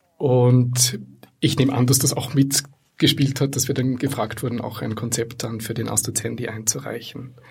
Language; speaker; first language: German; native; German